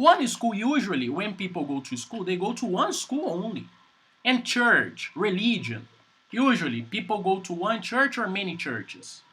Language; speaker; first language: English; non-native, fluent; Portuguese